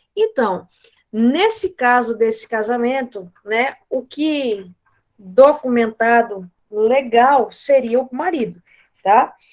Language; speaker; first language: Portuguese; non-native, fluent; Spanish